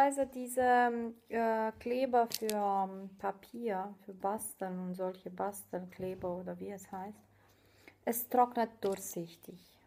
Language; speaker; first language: German; non-native, fluent; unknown